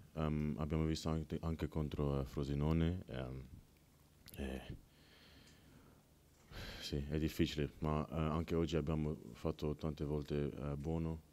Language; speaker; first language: Italian; non-native, learner; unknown